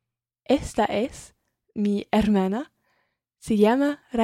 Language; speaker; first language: Spanish; non-native, learner; English